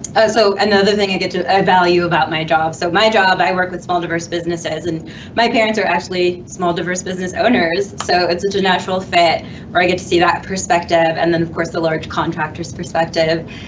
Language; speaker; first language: English; native; English